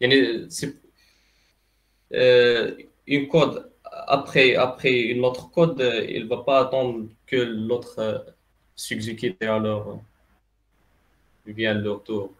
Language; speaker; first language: French; non-native, local second language; Arabic